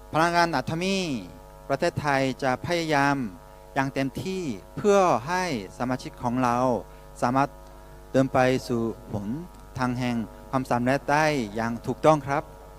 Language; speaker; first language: Thai; non-native, fluent; Korean